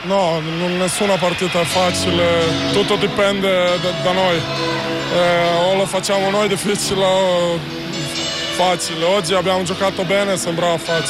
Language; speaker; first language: Italian; non-native, fluent; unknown